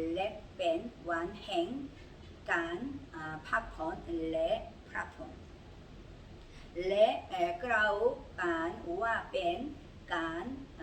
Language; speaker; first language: Thai; non-native, learner; Korean